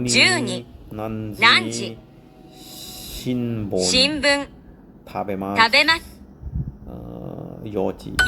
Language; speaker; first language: Japanese; non-native, learner; Cantonese